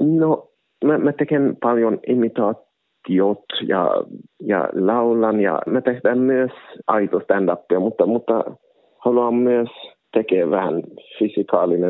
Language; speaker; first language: Finnish; non-native, local second language; Swedish